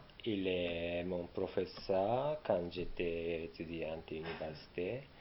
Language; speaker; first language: French; non-native, learner; Japanese